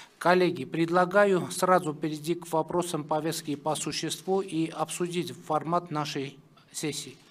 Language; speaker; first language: Russian; non-native, local second language; Armenian